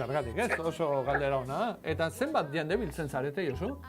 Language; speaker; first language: Basque; native; Basque